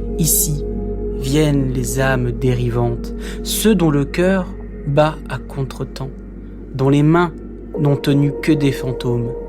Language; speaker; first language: French; native; French